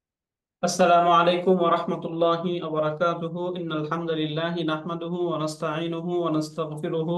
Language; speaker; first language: Arabic; non-native, fluent; Bangla